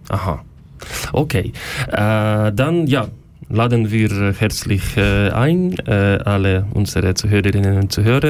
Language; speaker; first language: German; non-native, learner; Ukrainian